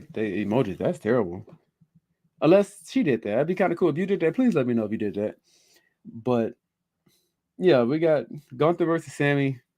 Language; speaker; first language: English; native; English